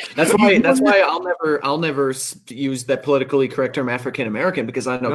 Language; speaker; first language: English; early bilingual, other home language; German